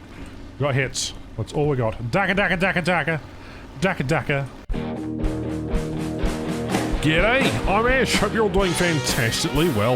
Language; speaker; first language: English; native; English